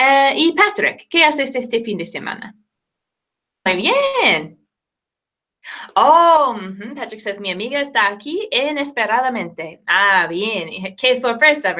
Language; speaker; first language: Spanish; non-native, fluent; English